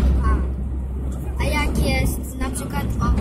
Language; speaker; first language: Polish; native; Polish